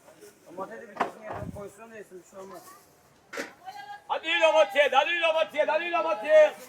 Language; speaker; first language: Turkish; native; Turkish